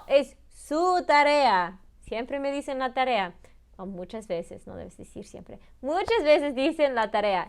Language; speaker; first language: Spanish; early bilingual, heritage; Spanish